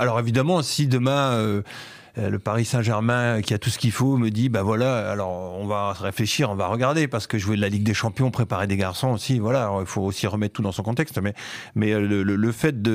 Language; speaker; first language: French; native; French